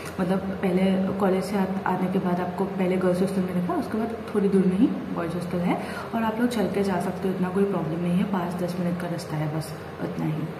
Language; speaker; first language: Hindi; non-native, local second language; Assamese